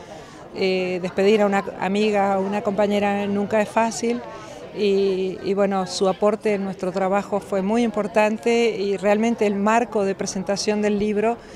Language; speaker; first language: Spanish; native; Spanish